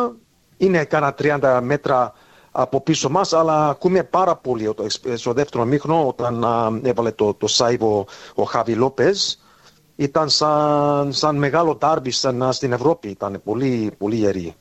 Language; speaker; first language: Greek; early bilingual, heritage; English